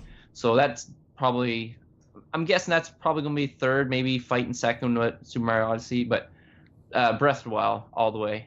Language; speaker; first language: English; native; English